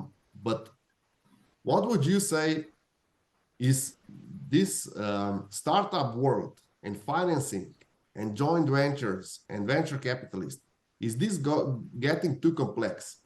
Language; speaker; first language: English; non-native, fluent; Slovenian